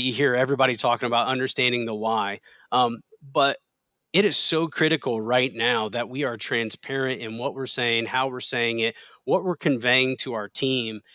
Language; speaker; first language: English; native; English